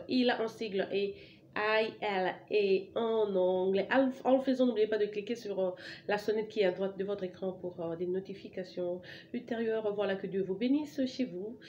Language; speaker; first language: French; non-native, local second language; Lingala